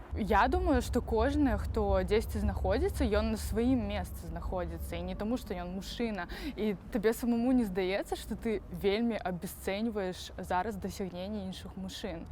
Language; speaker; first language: Belarusian; non-native, local second language; Russian